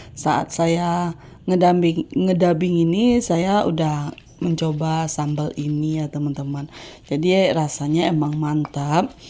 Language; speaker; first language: Indonesian; native; Indonesian